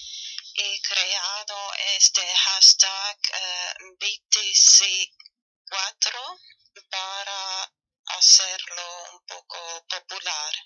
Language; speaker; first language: Spanish; non-native, fluent; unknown